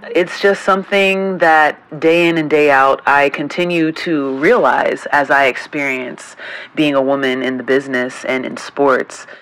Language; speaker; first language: English; non-native, fluent; Portuguese